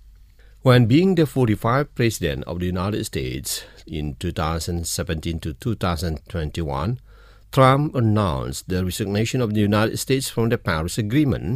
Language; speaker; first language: English; non-native, local second language; Indonesian